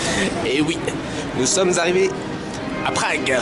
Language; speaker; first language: French; native; French